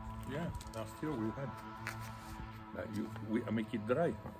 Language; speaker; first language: English; non-native, learner; French